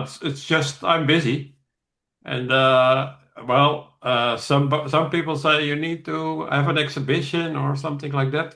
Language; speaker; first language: English; non-native, fluent; Dutch